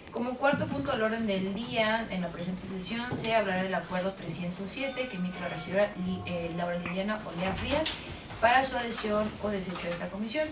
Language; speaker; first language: Spanish; native; Spanish